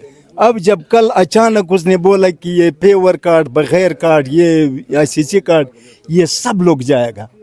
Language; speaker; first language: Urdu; non-native, learner; Pashto